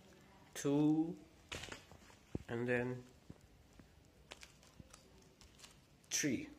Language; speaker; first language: English; non-native, learner; Indonesian